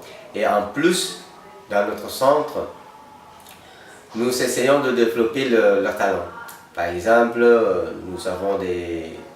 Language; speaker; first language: French; non-native, fluent; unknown